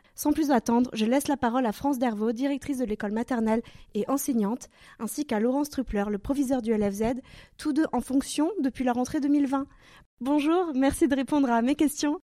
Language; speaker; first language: French; native; French